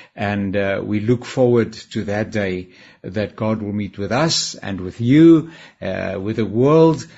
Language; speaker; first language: English; non-native, local second language; Afrikaans